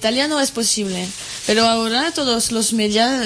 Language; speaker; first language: Spanish; non-native, fluent; French